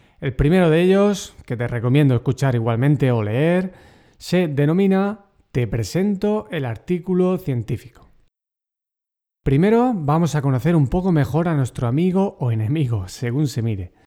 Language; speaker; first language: Spanish; native; Spanish